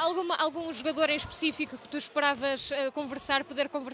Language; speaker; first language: Portuguese; native; Portuguese